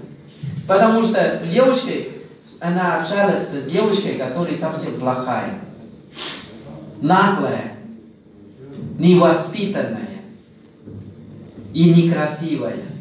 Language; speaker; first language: Russian; non-native, learner; Thai